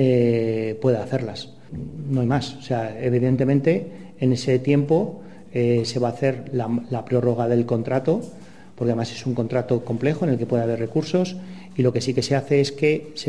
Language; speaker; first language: Spanish; native; Spanish